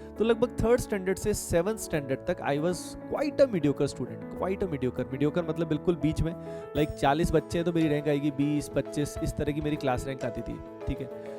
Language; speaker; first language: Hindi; native; Hindi